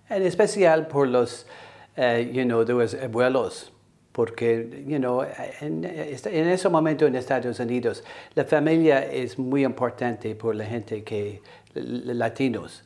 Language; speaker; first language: Spanish; non-native, learner; English